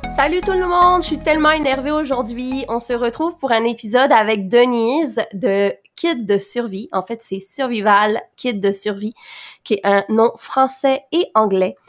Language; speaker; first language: French; native; French